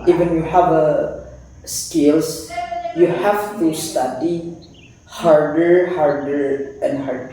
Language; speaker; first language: English; non-native, fluent; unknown